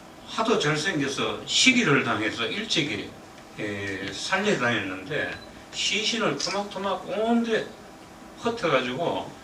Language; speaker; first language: Korean; native; Korean